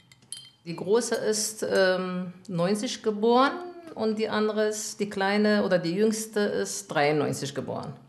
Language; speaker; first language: German; non-native, fluent; Turkish